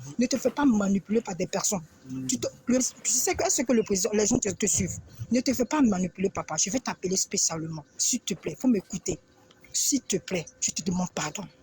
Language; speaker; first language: French; native; French